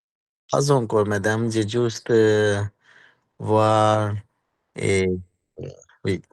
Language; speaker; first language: French; non-native, learner; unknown